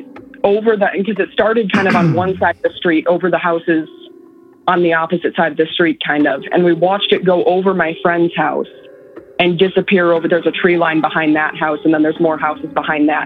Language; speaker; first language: English; native; English